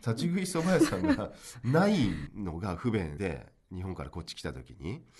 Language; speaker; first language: Japanese; native; Japanese